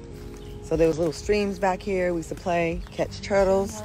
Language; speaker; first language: English; native; English